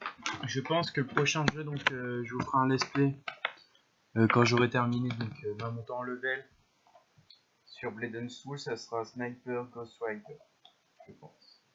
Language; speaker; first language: French; native; French